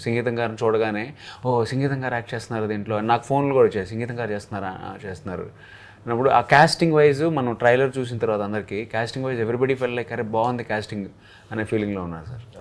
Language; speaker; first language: Telugu; native; Telugu